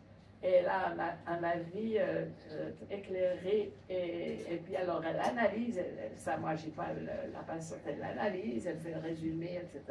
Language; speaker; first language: French; native; French